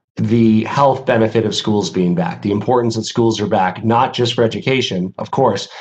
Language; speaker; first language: English; native; English